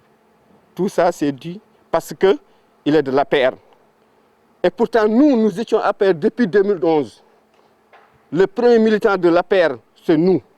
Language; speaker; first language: French; non-native, local second language; Fula